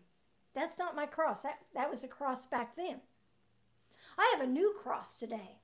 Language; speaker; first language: English; native; English